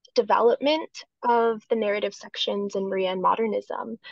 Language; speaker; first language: English; native; English